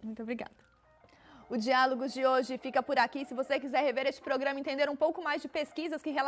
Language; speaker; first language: Portuguese; native; Portuguese